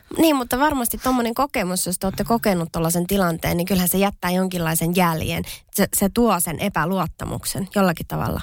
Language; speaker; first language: Finnish; native; Finnish